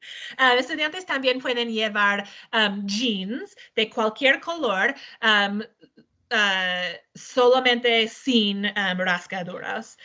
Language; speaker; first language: Spanish; non-native, learner; English